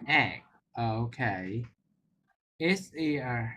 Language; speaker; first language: English; non-native, fluent; Vietnamese